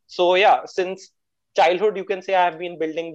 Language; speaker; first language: English; non-native, local second language; Hindi